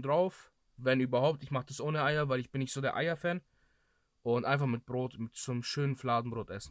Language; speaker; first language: German; early bilingual, other home language; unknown